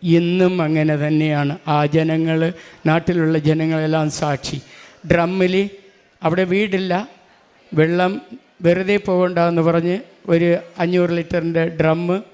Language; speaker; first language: Malayalam; non-native, local second language; Tamil